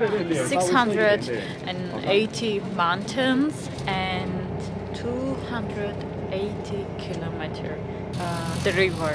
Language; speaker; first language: English; non-native, fluent; Chinese